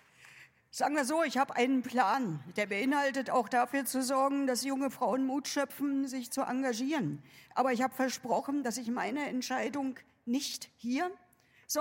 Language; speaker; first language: German; native; German